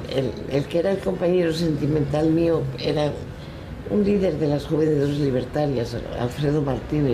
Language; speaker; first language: Spanish; native; Spanish